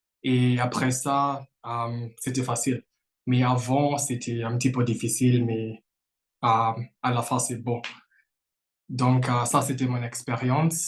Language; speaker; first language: French; non-native, fluent; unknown